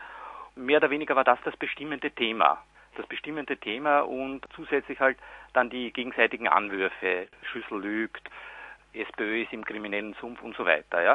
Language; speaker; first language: German; native; German